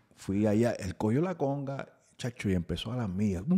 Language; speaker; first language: Spanish; early bilingual, heritage; Spanish